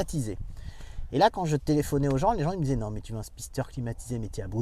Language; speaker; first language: French; native; French